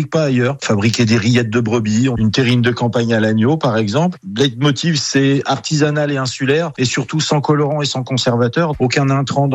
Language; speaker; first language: French; native; French